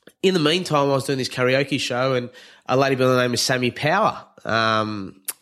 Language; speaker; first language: English; native; English